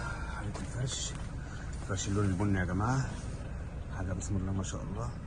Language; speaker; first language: Arabic; native; Arabic